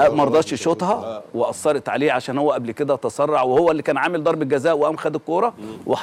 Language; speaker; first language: Arabic; native; Arabic